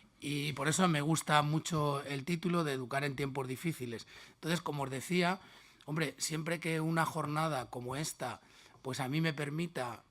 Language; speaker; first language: Spanish; native; Spanish